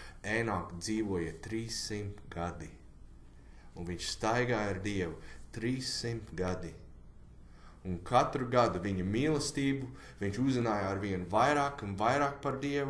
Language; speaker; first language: Latvian; non-native, learner; English